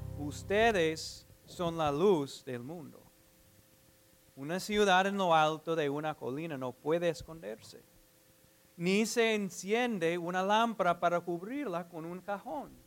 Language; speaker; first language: Spanish; non-native, fluent; English